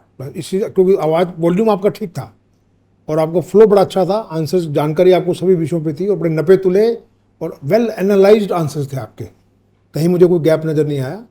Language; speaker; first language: Hindi; native; Hindi